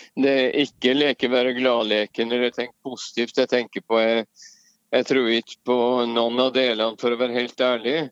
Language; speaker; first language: Norwegian; native; Norwegian